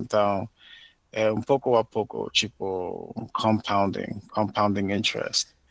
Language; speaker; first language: Portuguese; non-native, fluent; English